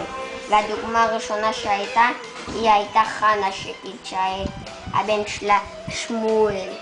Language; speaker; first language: Hebrew; early bilingual, other home language; Spanish